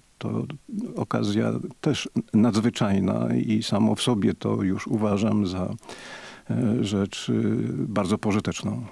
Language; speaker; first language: Polish; native; Polish